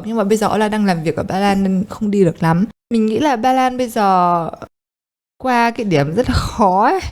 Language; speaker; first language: Vietnamese; early bilingual, heritage; Polish